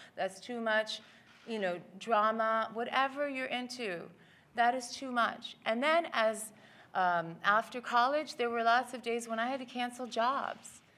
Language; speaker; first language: English; native; English